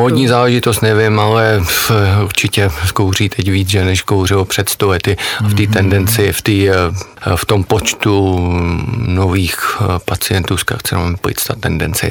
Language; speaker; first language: Czech; native; Czech